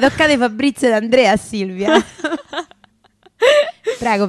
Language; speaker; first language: Italian; native; Italian